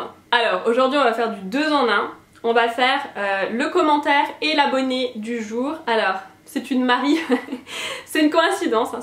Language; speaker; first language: French; native; French